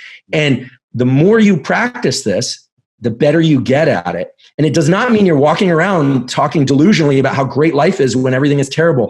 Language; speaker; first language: English; native; English